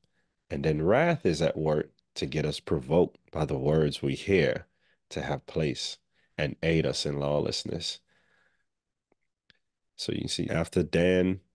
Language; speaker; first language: English; native; English